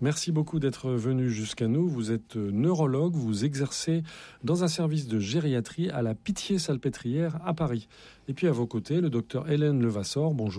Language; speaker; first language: French; native; French